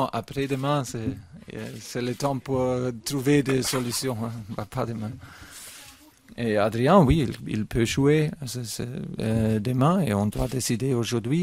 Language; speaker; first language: French; non-native, fluent; German